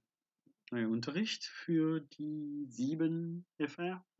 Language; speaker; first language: German; non-native, fluent; French